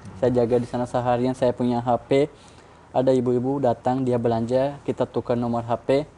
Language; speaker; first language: Indonesian; non-native, fluent; Urdu